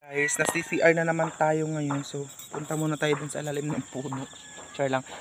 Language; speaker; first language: Filipino; non-native, local second language; Cebuano